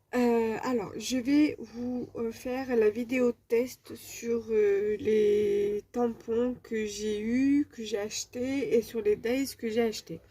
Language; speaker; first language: French; native; French